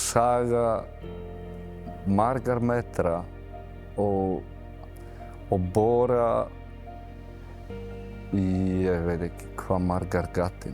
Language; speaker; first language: Icelandic; non-native, learner; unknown